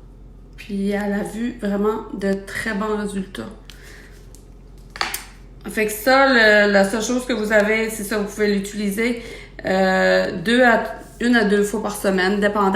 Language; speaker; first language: French; native; French